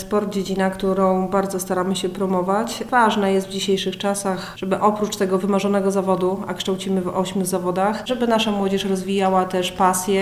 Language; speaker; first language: Polish; native; Polish